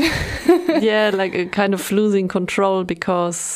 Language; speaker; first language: English; non-native, fluent; German